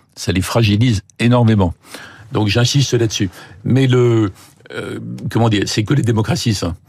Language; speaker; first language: French; native; French